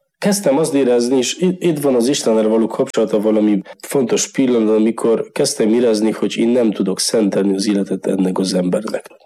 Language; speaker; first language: Hungarian; non-native, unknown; Polish